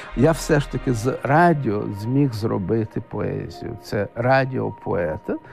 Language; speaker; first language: Ukrainian; non-native, local second language; Russian